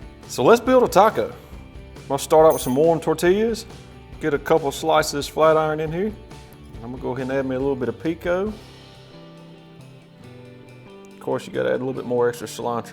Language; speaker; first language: English; native; English